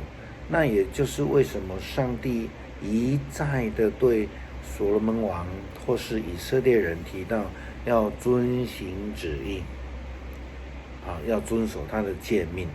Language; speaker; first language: Chinese; native; Chinese